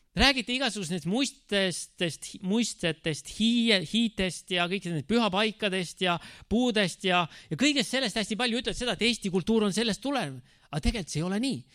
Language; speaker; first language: Estonian; native; Estonian